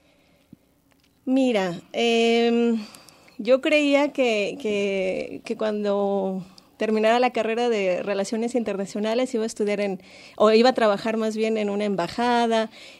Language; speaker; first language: Spanish; native; Spanish